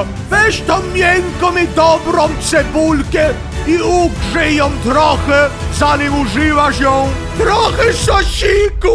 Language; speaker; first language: Polish; non-native, learner; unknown